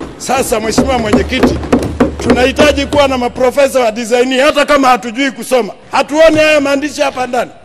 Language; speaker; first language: Swahili; non-native, local second language; Sukuma